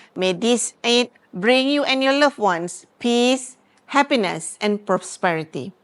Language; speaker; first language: English; non-native, local second language; Malay